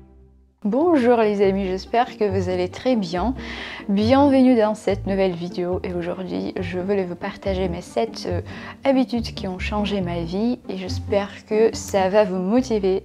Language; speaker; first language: French; non-native, fluent; Russian